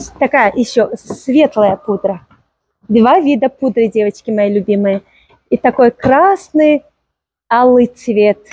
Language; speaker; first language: Russian; non-native, local second language; Tajik